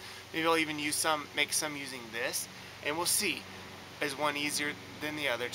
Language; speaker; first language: English; native; English